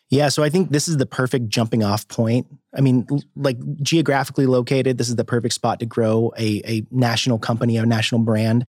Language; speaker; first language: English; native; English